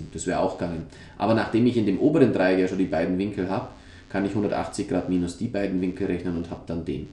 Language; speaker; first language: German; native; German